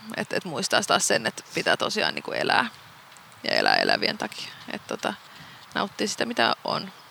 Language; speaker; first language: Finnish; non-native, local second language; Swedish